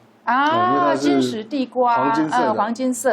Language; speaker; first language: Chinese; native; Chinese